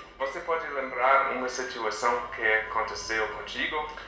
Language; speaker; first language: Portuguese; non-native, learner; English